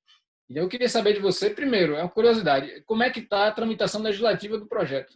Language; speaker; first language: Portuguese; native; Portuguese